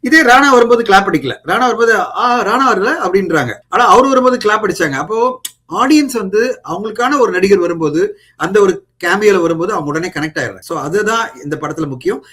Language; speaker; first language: Tamil; non-native, local second language; Telugu